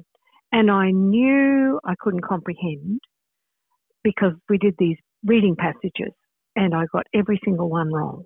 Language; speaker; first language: English; native; English